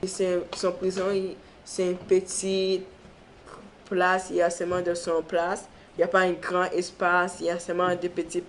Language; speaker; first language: French; non-native, learner; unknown